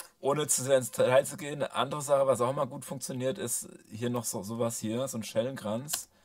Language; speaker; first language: German; native; German